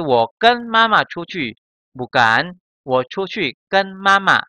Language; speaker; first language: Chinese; non-native, fluent; Indonesian